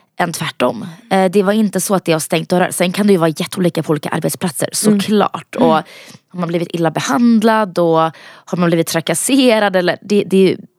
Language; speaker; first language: Swedish; early bilingual, other home language; Bosnian